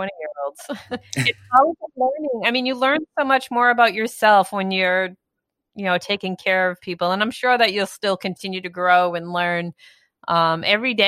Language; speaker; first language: English; native; English